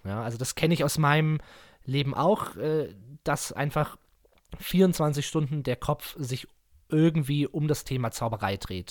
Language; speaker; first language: German; native; German